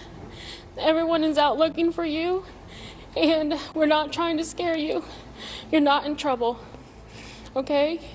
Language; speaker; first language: English; native; English